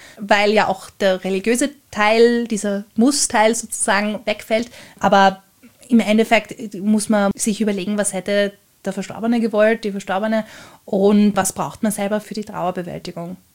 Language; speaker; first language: German; native; German